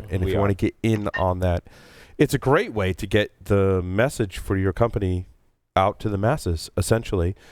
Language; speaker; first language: English; native; English